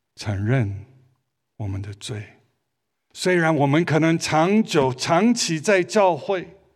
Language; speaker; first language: Chinese; early bilingual, other home language; English